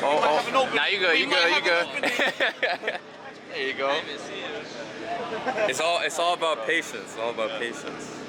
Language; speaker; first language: English; native; English